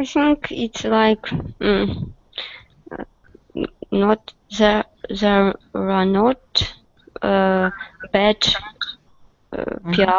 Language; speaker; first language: English; non-native, learner; Russian